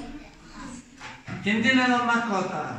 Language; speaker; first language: Spanish; native; Spanish